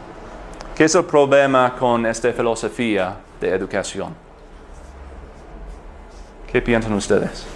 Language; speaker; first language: Spanish; non-native, fluent; English